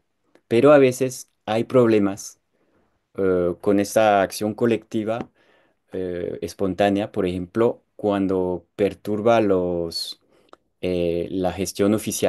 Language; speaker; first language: Spanish; non-native, fluent; French